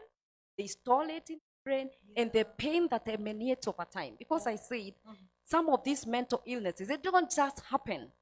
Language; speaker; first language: English; non-native, local second language; Swahili